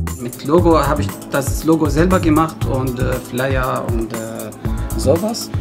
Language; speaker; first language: German; non-native, learner; Arabic